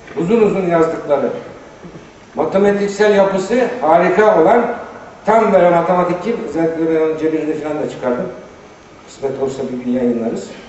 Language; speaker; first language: Turkish; native; Turkish